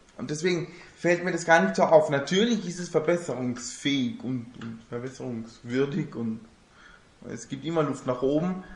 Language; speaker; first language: German; non-native, fluent; Italian